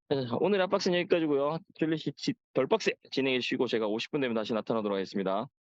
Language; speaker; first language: Korean; native; Korean